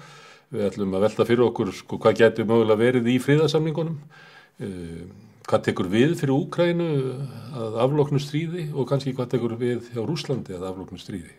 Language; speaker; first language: Icelandic; native; Icelandic